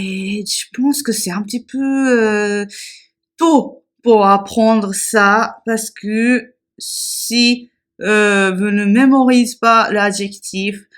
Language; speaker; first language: French; non-native, fluent; Japanese